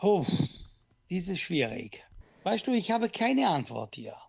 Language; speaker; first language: German; non-native, local second language; Italian